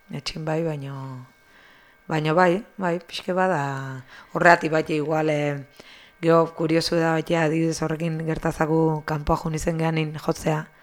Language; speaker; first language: Basque; native; Basque